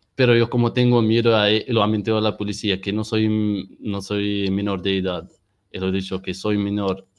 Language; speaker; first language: Spanish; non-native, learner; Arabic